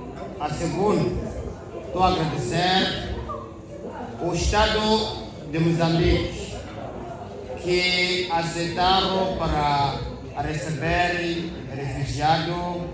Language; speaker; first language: Portuguese; non-native, learner; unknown